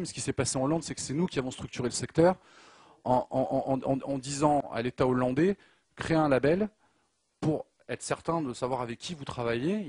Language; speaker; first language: French; native; French